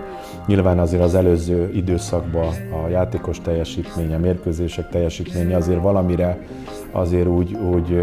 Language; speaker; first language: Hungarian; native; Hungarian